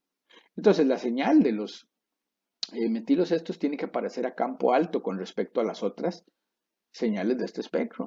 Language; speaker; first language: Spanish; native; Spanish